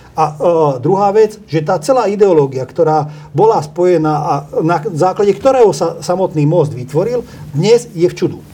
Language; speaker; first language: Slovak; non-native, local second language; Hungarian